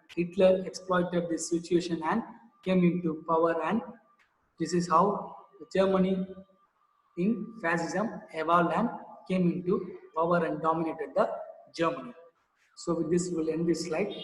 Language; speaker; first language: English; non-native, local second language; Tamil